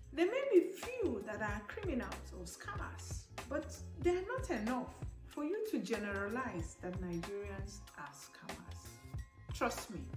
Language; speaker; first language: English; non-native, local second language; Igbo